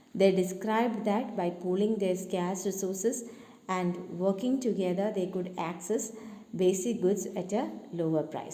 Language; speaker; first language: English; non-native, local second language; Malayalam